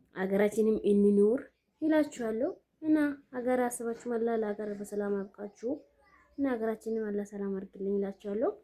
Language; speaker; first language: Amharic; non-native, local second language; Oromo